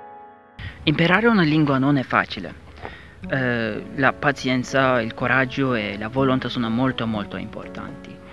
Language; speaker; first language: Italian; non-native, learner; Turkish